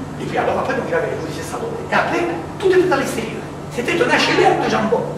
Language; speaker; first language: French; native; French